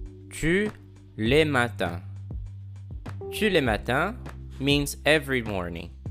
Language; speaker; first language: English; non-native, fluent; Portuguese